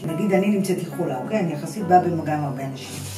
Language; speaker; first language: Hebrew; native; Hebrew